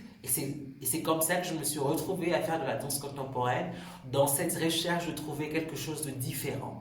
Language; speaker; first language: French; non-native, local second language; Swahili